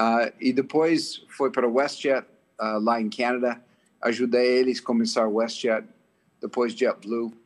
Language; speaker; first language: Portuguese; non-native, fluent; English